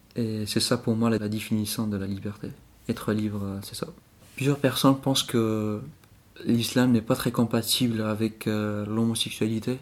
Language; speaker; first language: French; non-native, local second language; Arabic